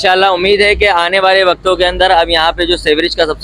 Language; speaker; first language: Urdu; native; Urdu